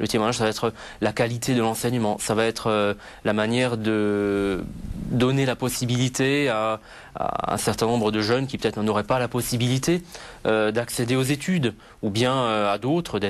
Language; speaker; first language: French; native; French